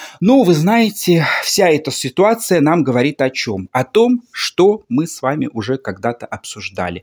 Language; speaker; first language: Russian; native; Russian